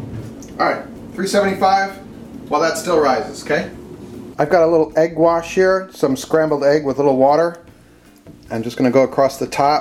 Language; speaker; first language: English; native; English